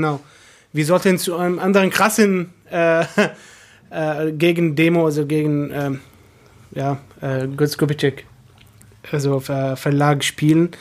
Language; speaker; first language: German; non-native, fluent; Arabic